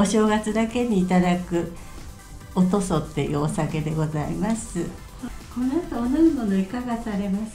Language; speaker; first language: Japanese; native; Japanese